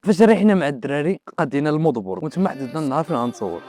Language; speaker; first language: Arabic; native; Arabic